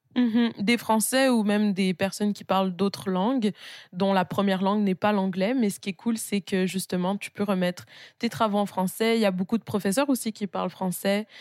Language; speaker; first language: French; native; French